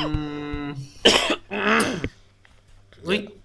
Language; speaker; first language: English; non-native, learner; Spanish